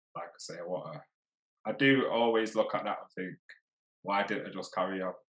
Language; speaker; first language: English; native; English